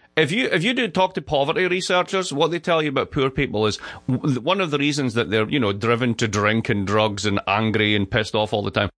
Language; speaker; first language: English; native; English